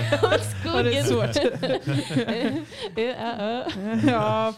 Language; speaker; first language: Swedish; native; Swedish